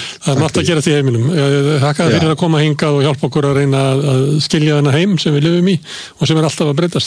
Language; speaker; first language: Icelandic; native; Icelandic